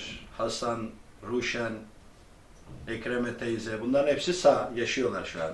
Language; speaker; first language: Turkish; early bilingual, other home language; Albanian